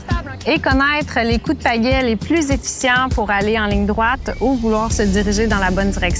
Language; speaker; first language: French; native; French